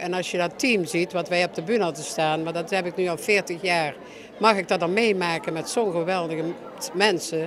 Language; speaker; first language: Dutch; native; Dutch